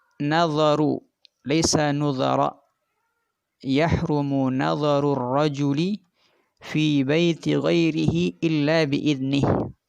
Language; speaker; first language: Arabic; non-native, fluent; Indonesian